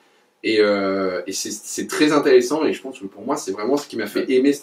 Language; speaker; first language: French; native; French